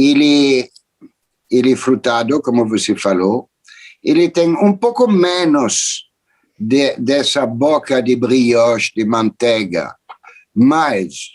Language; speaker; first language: Portuguese; non-native, fluent; French